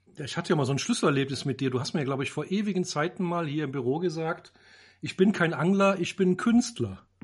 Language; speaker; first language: German; native; German